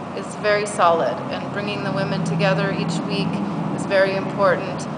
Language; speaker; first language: English; native; English